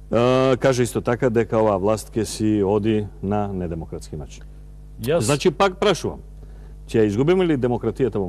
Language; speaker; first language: Macedonian; native; Macedonian